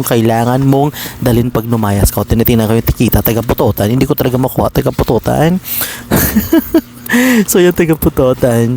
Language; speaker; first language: Filipino; non-native, local second language; Hiligaynon